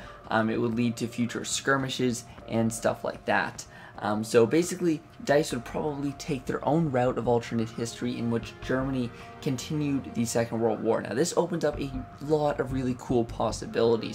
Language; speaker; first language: English; native; English